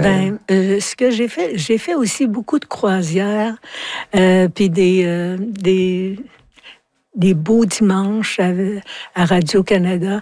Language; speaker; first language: French; native; French